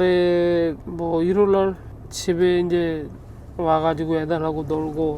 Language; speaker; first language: Korean; non-native, fluent; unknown